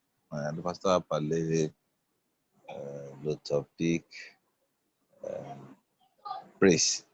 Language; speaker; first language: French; non-native, learner; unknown